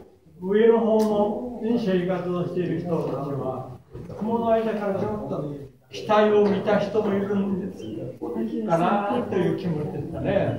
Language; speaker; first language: Japanese; native; Japanese